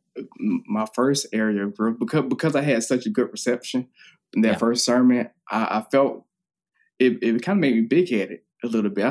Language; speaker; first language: English; native; English